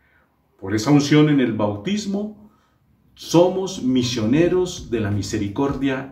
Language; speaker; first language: Spanish; native; Spanish